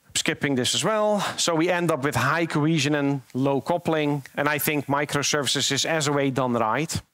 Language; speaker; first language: English; non-native, fluent; Dutch